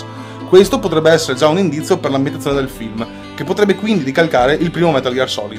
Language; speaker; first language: Italian; native; Italian